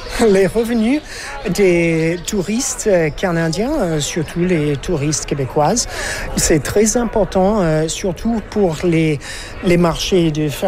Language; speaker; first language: French; non-native, learner; English